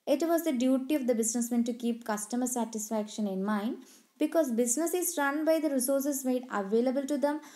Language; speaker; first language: English; non-native, local second language; Malayalam